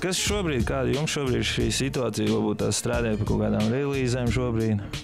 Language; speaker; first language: Latvian; native; Latvian